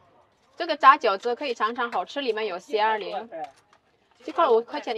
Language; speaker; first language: Chinese; non-native, fluent; Indonesian